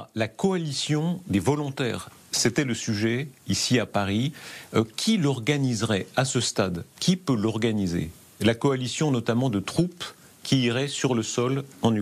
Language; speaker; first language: French; native; French